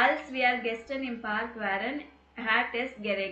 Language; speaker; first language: German; non-native, fluent; Tamil